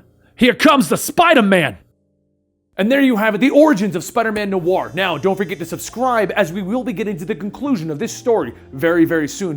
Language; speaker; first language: English; native; English